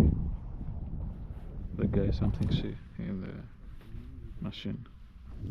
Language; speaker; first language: English; non-native, learner; Greek